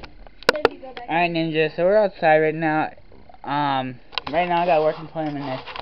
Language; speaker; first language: English; native; English